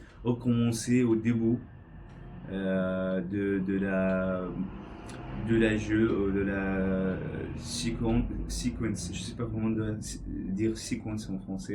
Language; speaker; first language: French; non-native, learner; English